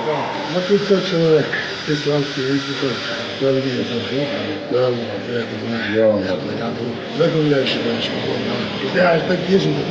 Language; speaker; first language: Russian; non-native, local second language; Chechen